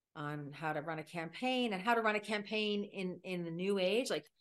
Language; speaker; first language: English; native; English